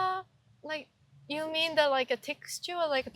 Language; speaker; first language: English; non-native, learner; Japanese